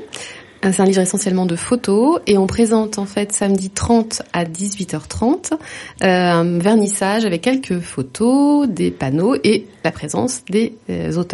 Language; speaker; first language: French; native; French